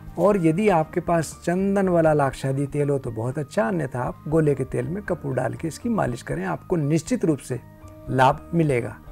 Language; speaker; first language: Hindi; native; Hindi